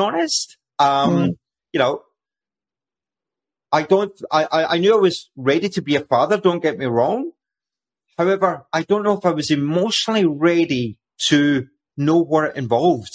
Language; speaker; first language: English; native; English